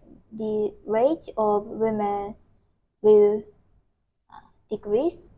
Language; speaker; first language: English; non-native, learner; Japanese